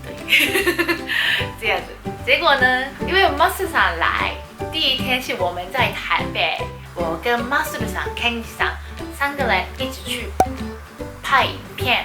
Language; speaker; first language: Chinese; non-native, fluent; Japanese